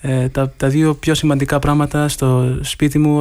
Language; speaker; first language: Greek; early bilingual, heritage; Greek